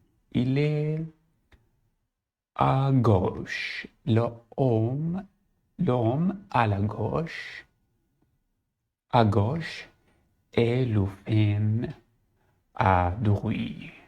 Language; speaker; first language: French; non-native, learner; Arabic